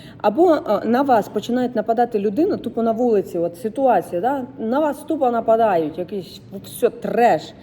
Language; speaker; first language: Ukrainian; non-native, local second language; Russian